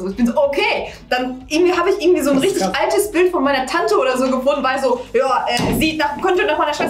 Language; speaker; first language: German; native; German